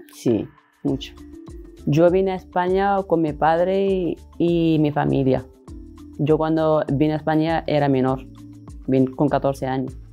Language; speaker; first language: Spanish; non-native, fluent; Arabic